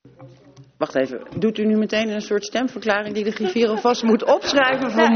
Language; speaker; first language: Dutch; native; Dutch